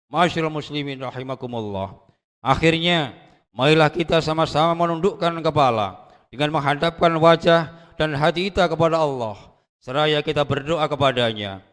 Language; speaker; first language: Indonesian; native; Indonesian